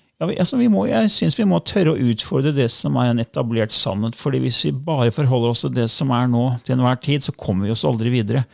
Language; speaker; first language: Norwegian; native; Norwegian